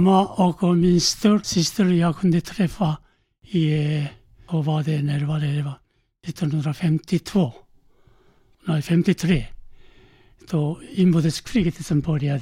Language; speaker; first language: Swedish; non-native, learner; Korean